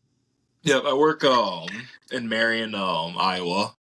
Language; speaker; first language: English; native; English